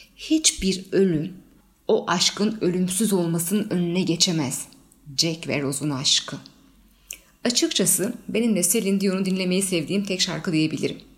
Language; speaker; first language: Turkish; native; Turkish